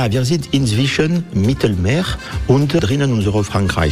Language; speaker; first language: German; non-native, learner; French